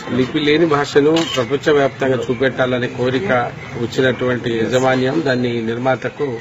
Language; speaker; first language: Telugu; non-native, local second language; Lambadi